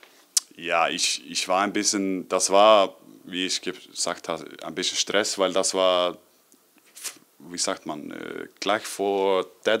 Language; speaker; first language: German; non-native, learner; Icelandic